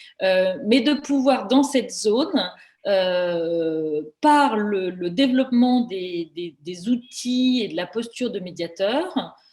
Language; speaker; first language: French; native; French